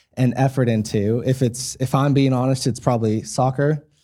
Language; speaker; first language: English; native; English